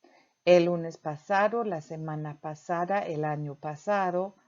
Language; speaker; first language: Spanish; non-native, fluent; English